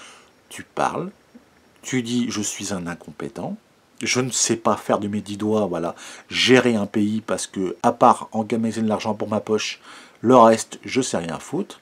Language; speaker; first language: French; native; French